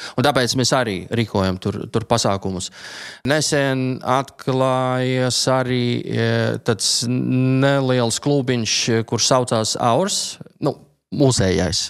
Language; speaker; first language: Latvian; non-native, local second language; Russian